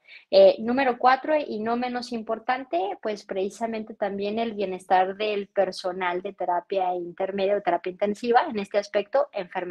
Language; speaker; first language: Spanish; native; Spanish